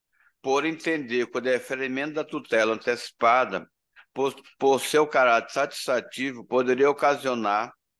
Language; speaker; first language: Portuguese; native; Portuguese